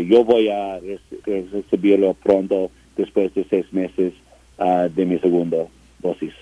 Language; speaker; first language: Spanish; non-native, learner; English